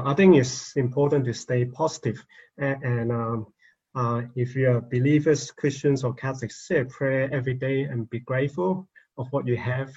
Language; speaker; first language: English; non-native, local second language; Cantonese